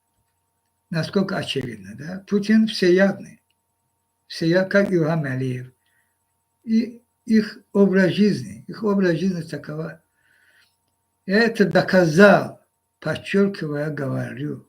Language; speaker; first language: Russian; non-native, local second language; Azerbaijani